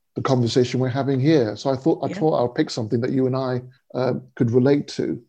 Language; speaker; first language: English; native; English